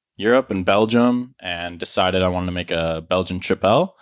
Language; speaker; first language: English; native; English